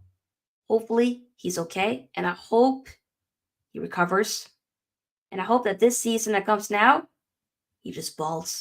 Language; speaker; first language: English; native; English